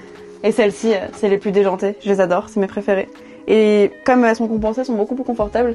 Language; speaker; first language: French; native; French